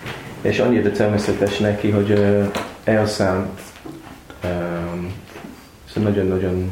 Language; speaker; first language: Hungarian; non-native, learner; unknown